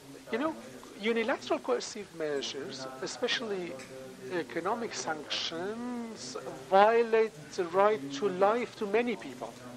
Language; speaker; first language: English; non-native, fluent; Persian